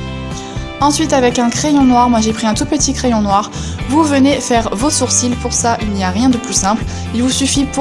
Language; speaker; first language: French; native; French